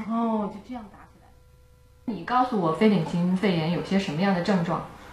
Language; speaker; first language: Chinese; native; Chinese